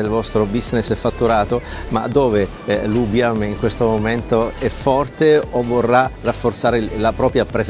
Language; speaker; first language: Italian; native; Italian